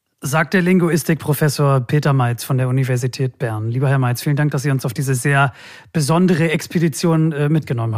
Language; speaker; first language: German; native; German